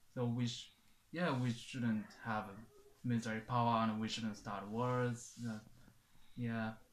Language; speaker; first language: English; non-native, fluent; Japanese